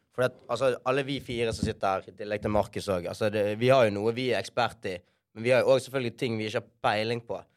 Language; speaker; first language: Norwegian; early bilingual, other home language; Sinhala